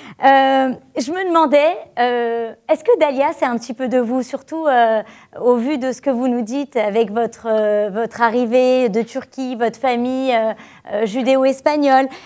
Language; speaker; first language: French; native; French